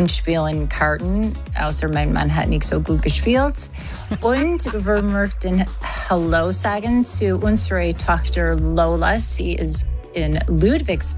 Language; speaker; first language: German; non-native, learner; English